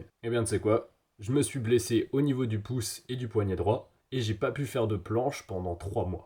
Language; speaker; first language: French; native; French